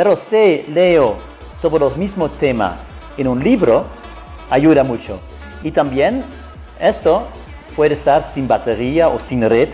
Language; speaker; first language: Spanish; non-native, fluent; Italian